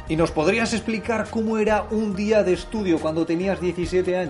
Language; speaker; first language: Spanish; native; Spanish